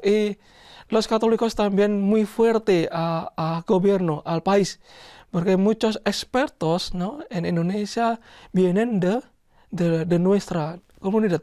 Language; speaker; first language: Spanish; non-native, learner; Indonesian